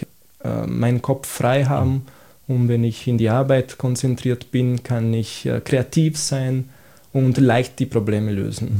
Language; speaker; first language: German; non-native, fluent; Italian